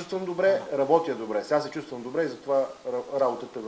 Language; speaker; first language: Bulgarian; native; Bulgarian